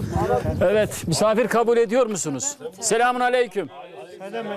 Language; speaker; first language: Turkish; native; Turkish